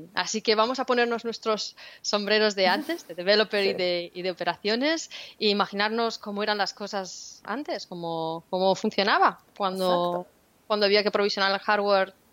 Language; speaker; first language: Spanish; native; Spanish